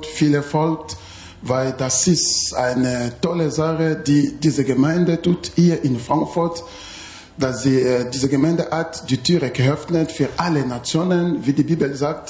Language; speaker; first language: German; non-native, fluent; Romanian